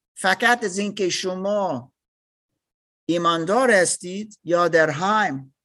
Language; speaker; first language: Persian; non-native, learner; English